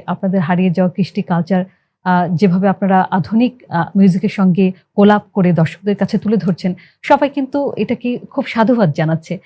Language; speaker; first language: Bangla; native; Bangla